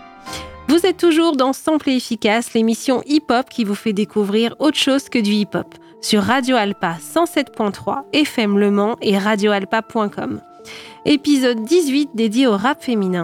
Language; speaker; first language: French; native; French